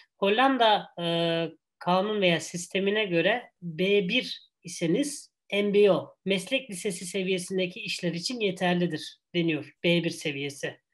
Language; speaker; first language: Turkish; native; Turkish